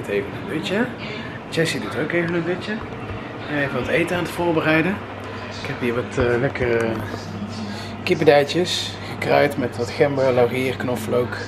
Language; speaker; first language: Dutch; native; Dutch